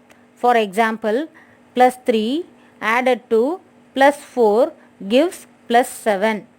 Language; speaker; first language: English; non-native, local second language; Tamil